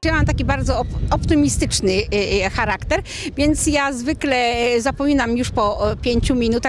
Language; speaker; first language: Polish; native; Polish